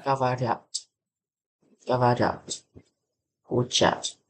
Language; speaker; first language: Russian; non-native, learner; English